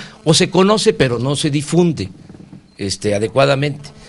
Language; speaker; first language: Spanish; native; Spanish